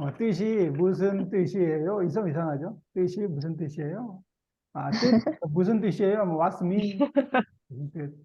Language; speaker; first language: Korean; native; Korean